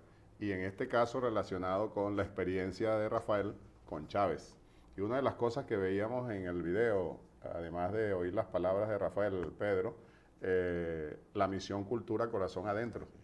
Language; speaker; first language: Spanish; native; Spanish